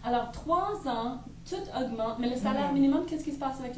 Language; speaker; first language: French; native; French